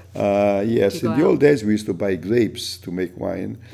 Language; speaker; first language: English; non-native, fluent; Italian